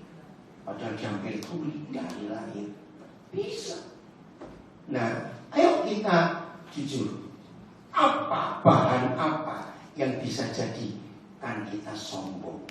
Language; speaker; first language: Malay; non-native, local second language; Javanese